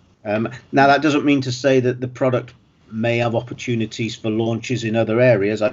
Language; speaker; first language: English; native; English